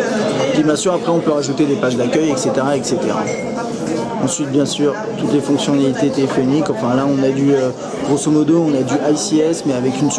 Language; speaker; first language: French; native; French